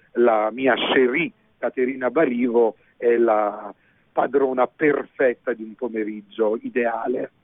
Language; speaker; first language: Italian; native; Italian